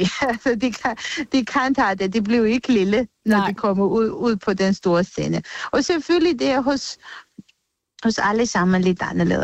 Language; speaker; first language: Danish; non-native, fluent; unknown